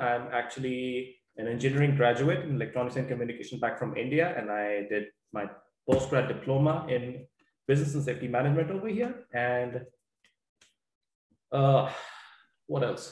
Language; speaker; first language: English; non-native, local second language; Punjabi